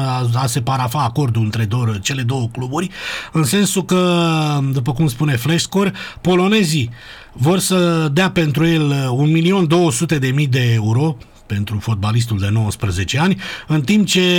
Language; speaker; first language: Romanian; native; Romanian